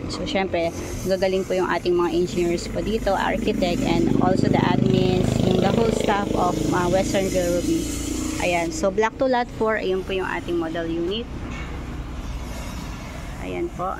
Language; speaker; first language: Filipino; native; Filipino